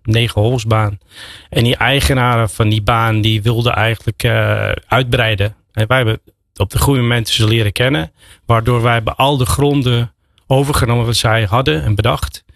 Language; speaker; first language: Dutch; non-native, fluent; English